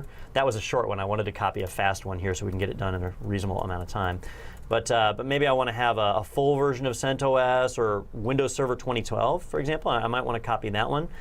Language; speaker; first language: English; native; English